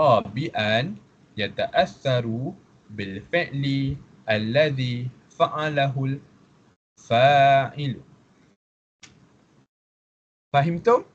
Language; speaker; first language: Arabic; non-native, fluent; Malay